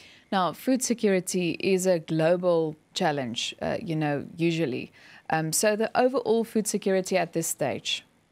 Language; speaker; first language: English; non-native, local second language; Afrikaans